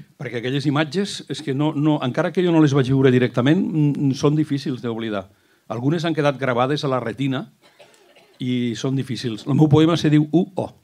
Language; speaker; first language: Catalan; native; Catalan